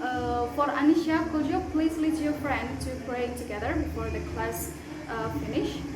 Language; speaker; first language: English; non-native, fluent; Indonesian